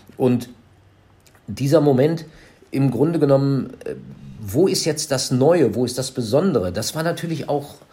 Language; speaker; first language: German; native; German